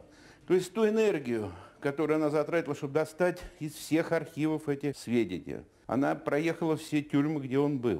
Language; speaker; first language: Russian; native; Russian